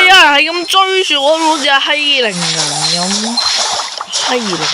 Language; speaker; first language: Chinese; early bilingual, heritage; Cantonese